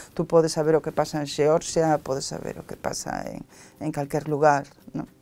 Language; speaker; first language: Galician; native; Galician